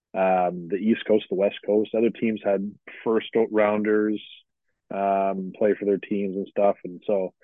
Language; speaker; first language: English; native; English